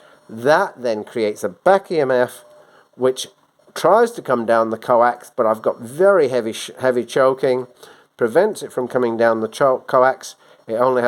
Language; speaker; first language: English; native; English